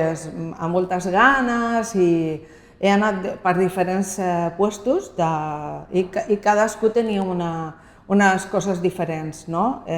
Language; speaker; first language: Catalan; non-native, local second language; Spanish